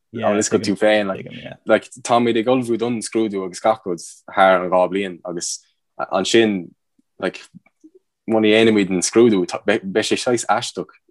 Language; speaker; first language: Irish; native; Irish